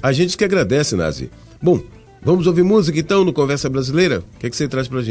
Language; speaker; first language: Portuguese; native; Portuguese